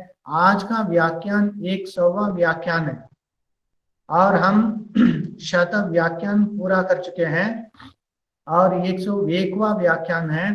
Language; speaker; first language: Hindi; non-native, local second language; Kannada